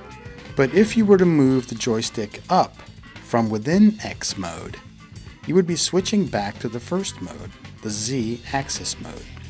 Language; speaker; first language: English; native; English